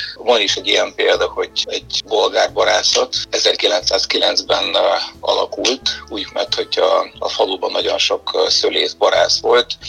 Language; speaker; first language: Hungarian; non-native, fluent; Bulgarian